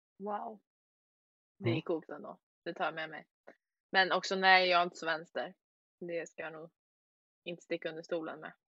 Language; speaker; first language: Swedish; native; Swedish